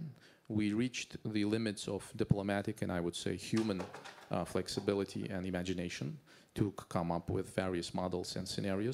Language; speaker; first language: English; non-native, fluent; Azerbaijani